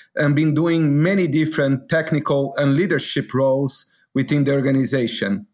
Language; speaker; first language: English; non-native, fluent; Portuguese